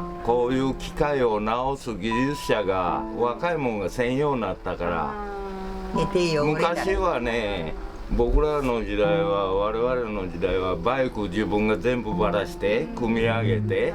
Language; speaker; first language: Japanese; native; Japanese